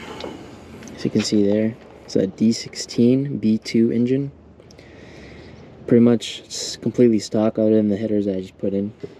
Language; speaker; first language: English; native; English